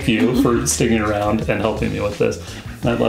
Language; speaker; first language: English; native; English